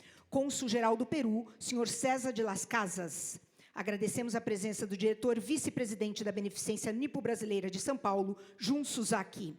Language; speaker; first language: Portuguese; native; Portuguese